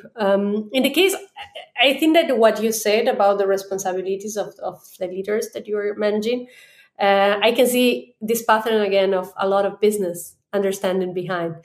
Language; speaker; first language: English; non-native, fluent; Spanish